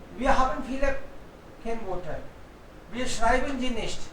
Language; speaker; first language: German; non-native, fluent; Hindi